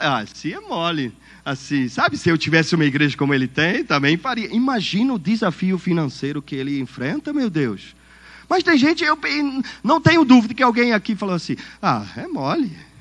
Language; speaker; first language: Portuguese; non-native, fluent; German